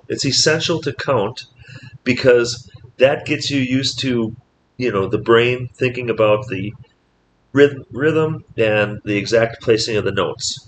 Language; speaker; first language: English; native; English